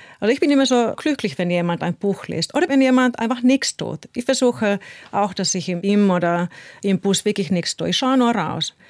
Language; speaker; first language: German; non-native, fluent; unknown